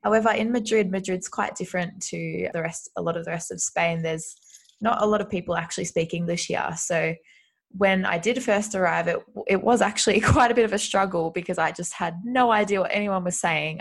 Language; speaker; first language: English; native; English